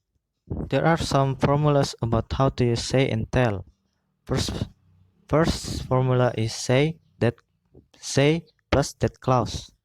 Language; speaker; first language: English; non-native, learner; Indonesian